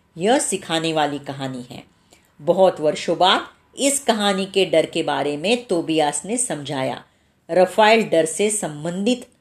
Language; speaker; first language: Hindi; non-native, local second language; Marathi